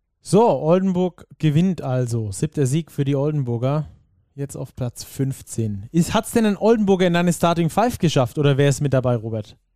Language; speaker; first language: German; native; German